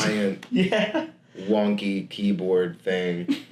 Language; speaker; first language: English; native; English